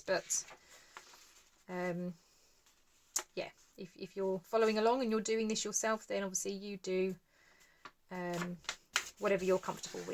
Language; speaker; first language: English; native; English